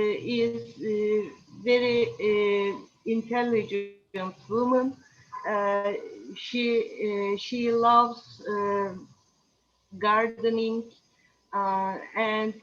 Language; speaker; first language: English; non-native, learner; Turkish